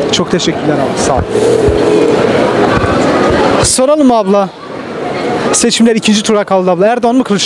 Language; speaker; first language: Turkish; native; Turkish